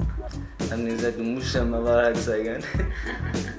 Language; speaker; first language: German; non-native, learner; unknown